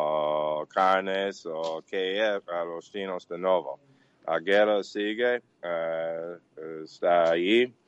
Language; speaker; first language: Portuguese; non-native, learner; English